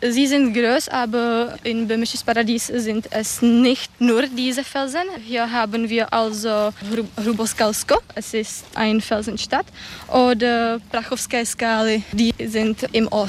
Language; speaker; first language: German; non-native, learner; Czech